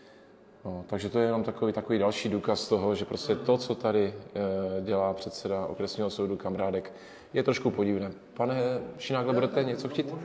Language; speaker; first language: Czech; native; Czech